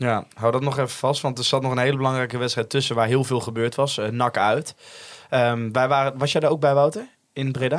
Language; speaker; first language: Dutch; native; Dutch